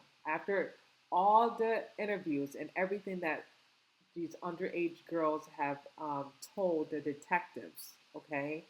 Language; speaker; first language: English; native; English